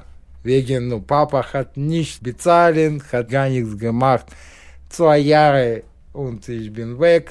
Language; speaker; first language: German; non-native, learner; Russian